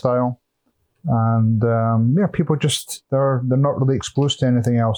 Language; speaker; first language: English; native; English